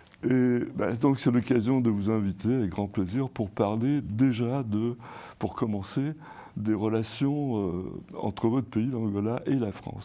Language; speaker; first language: French; native; French